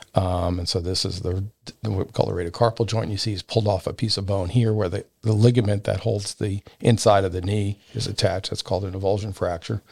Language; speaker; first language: English; native; English